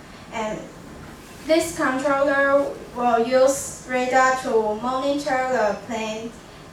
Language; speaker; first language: English; non-native, learner; Chinese